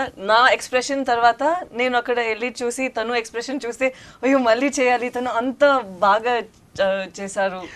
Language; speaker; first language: Telugu; non-native, learner; Tamil